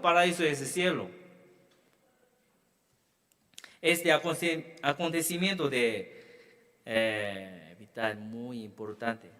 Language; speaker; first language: Spanish; non-native, learner; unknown